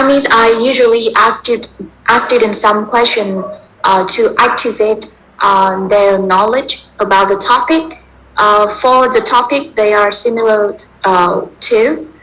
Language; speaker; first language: English; non-native, fluent; Vietnamese